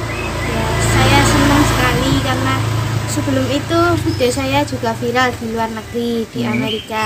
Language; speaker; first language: Indonesian; native; Indonesian